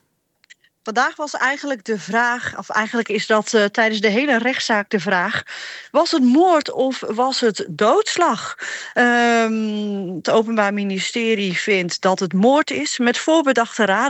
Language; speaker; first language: Dutch; native; Dutch